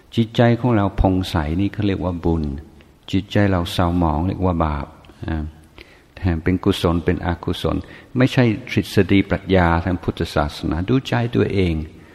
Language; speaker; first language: Thai; non-native, fluent; English